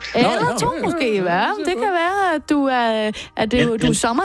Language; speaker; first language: Danish; native; Danish